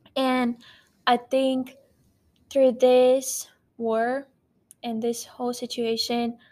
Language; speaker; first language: English; non-native, fluent; Ukrainian